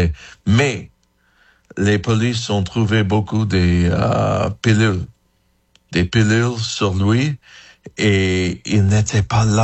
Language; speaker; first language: French; non-native, fluent; English